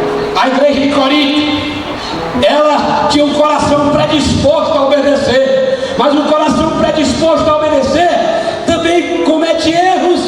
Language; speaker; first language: Portuguese; native; Portuguese